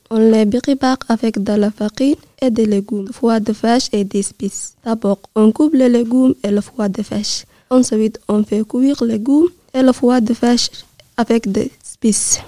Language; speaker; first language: French; non-native, learner; Somali